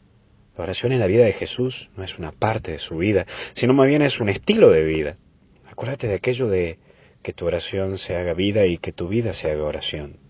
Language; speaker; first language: Spanish; native; Spanish